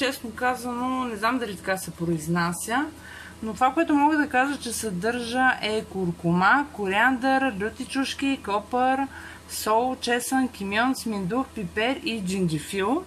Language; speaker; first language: Bulgarian; native; Bulgarian